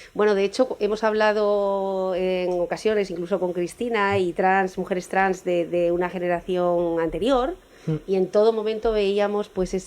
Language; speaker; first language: Spanish; native; Spanish